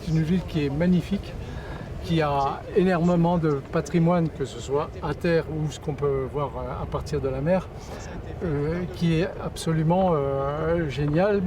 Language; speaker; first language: French; native; French